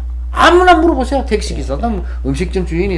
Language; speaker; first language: Korean; native; Korean